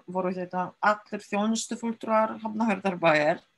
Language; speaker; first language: Icelandic; early bilingual, other home language; French